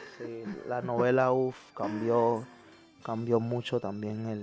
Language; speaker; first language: Spanish; early bilingual, heritage; Spanish